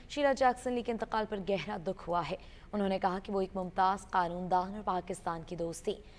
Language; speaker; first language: Urdu; native; Urdu